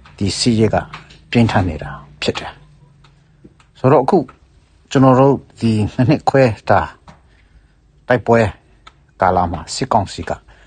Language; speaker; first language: Burmese; non-native, local second language; Hakha Chin